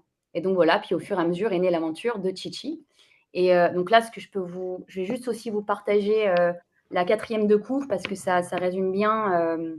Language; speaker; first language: French; native; French